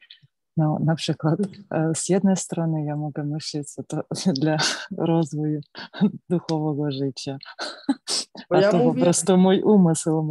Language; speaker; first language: Polish; non-native, learner; Ukrainian